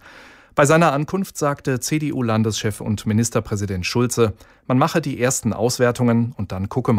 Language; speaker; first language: German; native; German